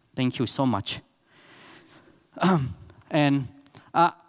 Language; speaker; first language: English; non-native, learner; Burmese